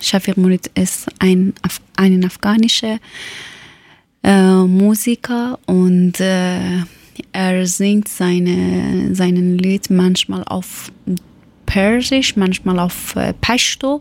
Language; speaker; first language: German; non-native, learner; Persian